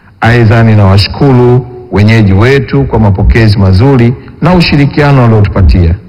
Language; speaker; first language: Swahili; native; Swahili